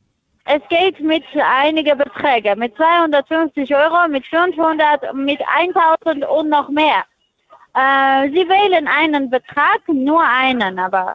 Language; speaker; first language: German; non-native, learner; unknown